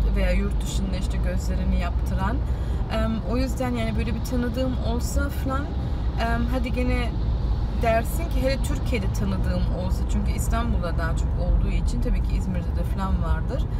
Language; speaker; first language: Turkish; early bilingual, heritage; Turkish